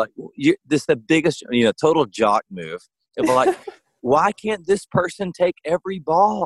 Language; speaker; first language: English; native; English